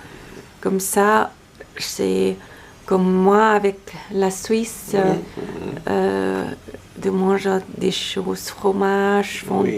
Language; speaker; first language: French; non-native, learner; Vietnamese